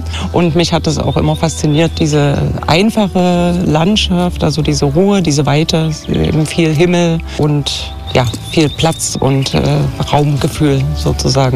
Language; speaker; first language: German; native; German